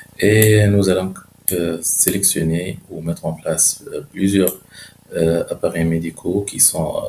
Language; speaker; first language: French; non-native, local second language; Arabic